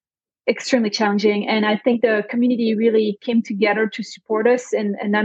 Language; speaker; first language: English; non-native, fluent; French